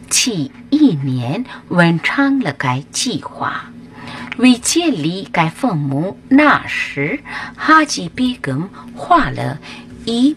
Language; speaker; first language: Chinese; non-native, fluent; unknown